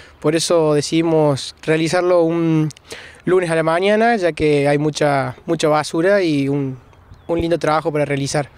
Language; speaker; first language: Spanish; native; Spanish